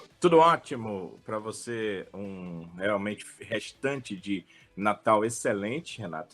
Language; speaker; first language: Portuguese; native; Portuguese